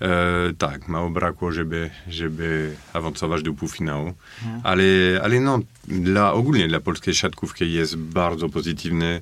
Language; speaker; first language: Polish; non-native, fluent; French